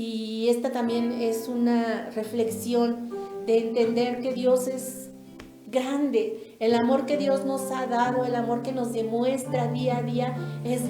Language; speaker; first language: Spanish; native; Spanish